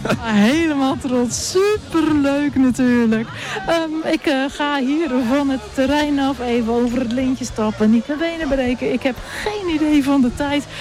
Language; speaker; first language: Dutch; native; Dutch